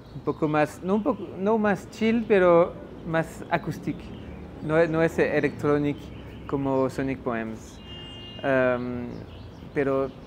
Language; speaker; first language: Spanish; non-native, learner; French